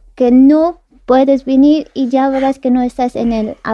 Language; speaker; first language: Spanish; non-native, fluent; Persian